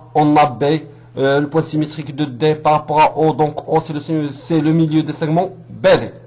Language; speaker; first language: French; non-native, local second language; Arabic